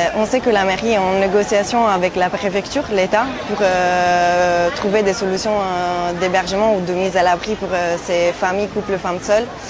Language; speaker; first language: French; native; French